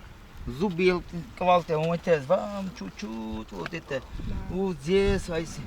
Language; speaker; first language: Russian; non-native, local second language; Armenian